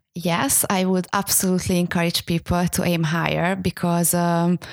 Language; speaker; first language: English; non-native, fluent; Hungarian